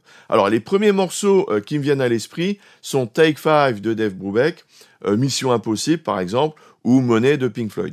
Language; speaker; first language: French; native; French